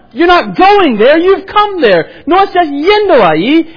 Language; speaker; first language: English; native; English